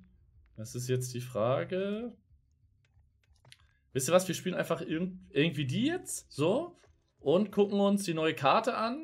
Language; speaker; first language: German; native; German